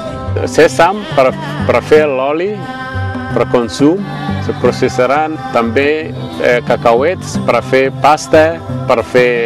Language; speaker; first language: Catalan; non-native, fluent; Mandingo